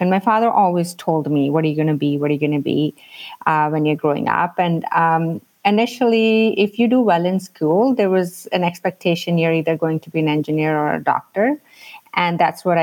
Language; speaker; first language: English; non-native, local second language; Punjabi